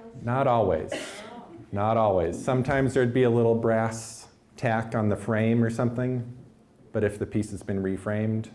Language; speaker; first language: English; native; English